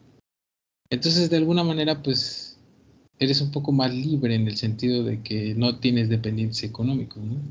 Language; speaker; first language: Spanish; native; Spanish